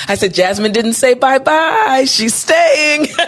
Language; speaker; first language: English; native; English